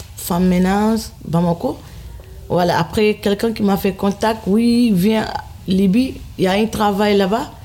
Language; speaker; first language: French; non-native, local second language; Fula